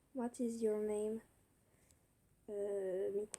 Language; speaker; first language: English; non-native, learner; French